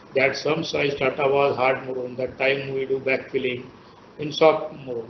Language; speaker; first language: English; non-native, local second language; Marathi